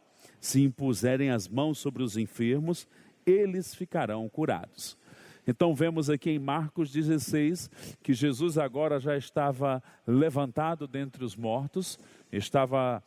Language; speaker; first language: Portuguese; native; Portuguese